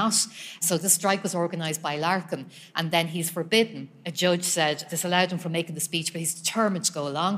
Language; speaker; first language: English; native; English